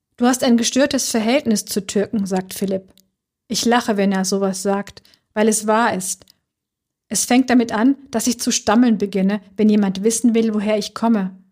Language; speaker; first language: German; early bilingual, other home language; Turkish